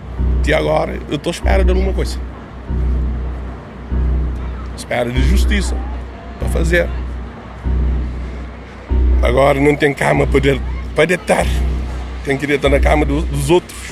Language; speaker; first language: Portuguese; non-native, local second language; Kabuverdianu